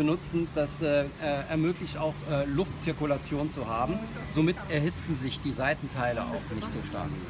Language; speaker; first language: German; non-native, local second language; French